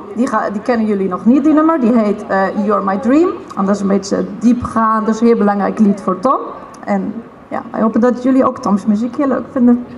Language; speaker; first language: Dutch; non-native, fluent; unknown